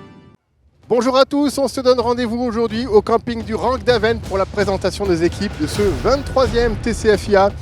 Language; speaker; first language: French; native; French